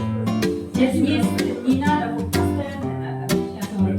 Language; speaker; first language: Russian; non-native, fluent; Korean